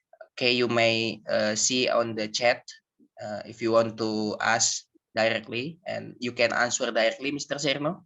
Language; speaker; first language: English; non-native, learner; Indonesian